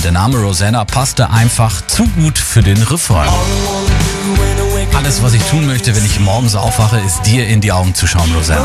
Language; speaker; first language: German; native; German